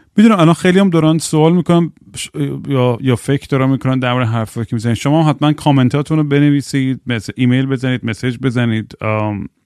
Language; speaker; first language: Persian; native; Persian